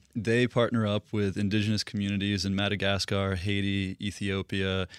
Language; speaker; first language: English; early bilingual, other home language; Russian